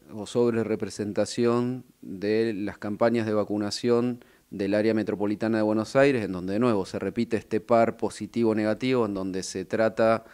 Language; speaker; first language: Spanish; native; Spanish